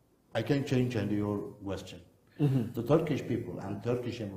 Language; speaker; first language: English; non-native, learner; Turkish